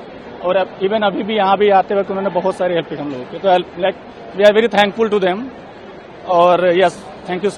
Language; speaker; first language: Hindi; native; Hindi